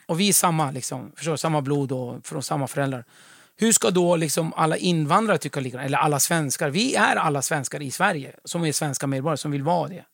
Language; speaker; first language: Swedish; early bilingual, other home language; Kurdish